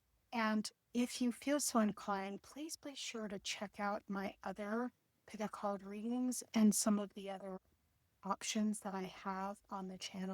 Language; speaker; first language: English; native; English